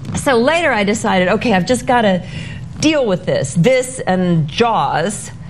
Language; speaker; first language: English; native; English